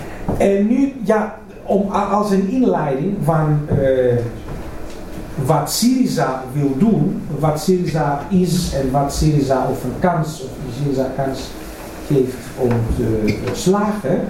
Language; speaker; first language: Dutch; non-native, fluent; Greek